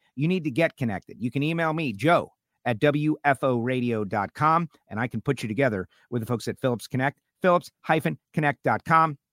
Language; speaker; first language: English; native; English